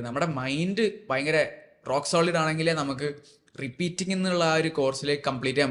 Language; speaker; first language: Malayalam; native; Malayalam